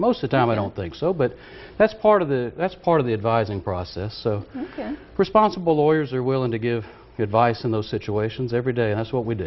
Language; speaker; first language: English; native; English